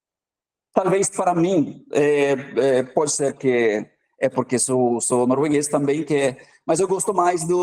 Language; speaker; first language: Portuguese; non-native, fluent; Norwegian